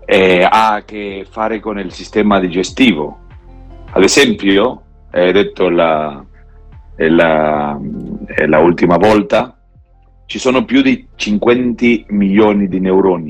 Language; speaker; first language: Italian; non-native, fluent; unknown